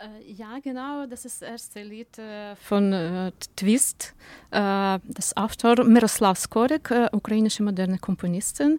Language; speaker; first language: German; non-native, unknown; Ukrainian